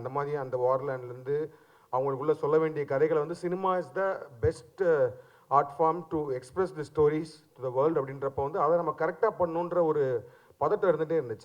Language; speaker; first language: Tamil; native; Tamil